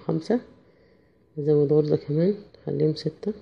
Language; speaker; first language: Arabic; native; Arabic